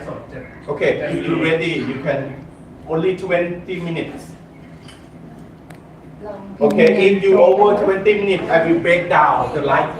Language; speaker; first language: English; non-native, learner; Thai